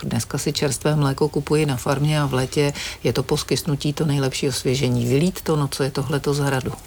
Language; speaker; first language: Czech; native; Czech